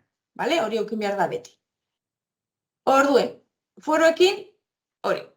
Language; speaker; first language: Basque; native; Basque